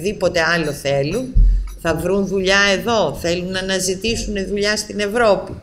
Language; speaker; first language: Greek; native; Greek